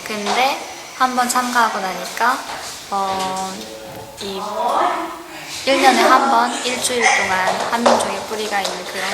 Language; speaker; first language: Korean; early bilingual, heritage; Korean